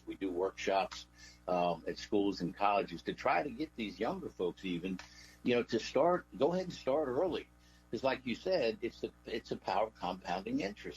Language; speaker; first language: English; native; English